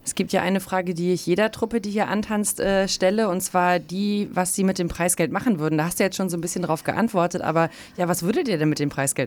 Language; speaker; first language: German; native; German